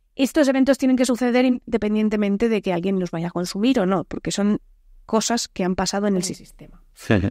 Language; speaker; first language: Spanish; native; Spanish